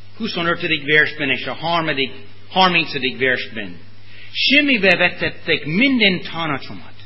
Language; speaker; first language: Hungarian; non-native, fluent; English